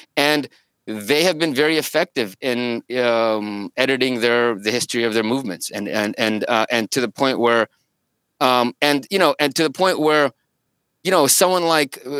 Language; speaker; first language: English; early bilingual, other home language; Russian